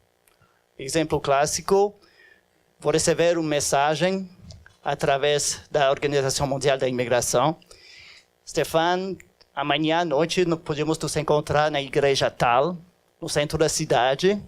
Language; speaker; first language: Portuguese; non-native, fluent; French